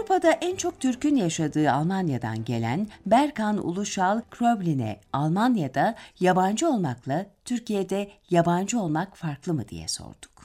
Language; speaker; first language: Turkish; native; Turkish